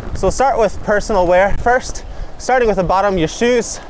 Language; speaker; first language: English; native; English